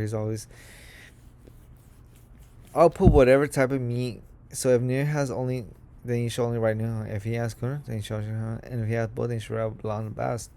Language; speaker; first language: English; native; English